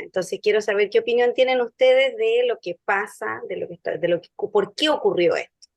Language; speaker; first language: Spanish; native; Spanish